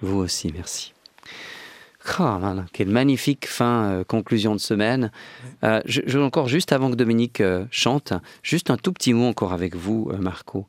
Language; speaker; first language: French; native; French